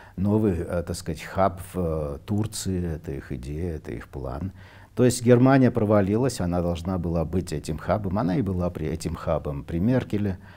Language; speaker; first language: Russian; non-native, local second language; Armenian